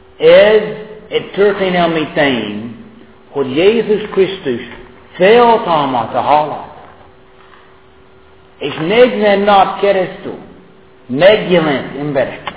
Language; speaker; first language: Hungarian; non-native, fluent; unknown